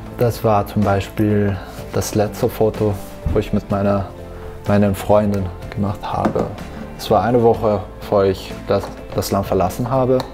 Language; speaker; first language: German; non-native, fluent; Arabic